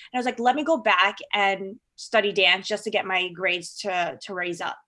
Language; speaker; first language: English; early bilingual, other home language; Filipino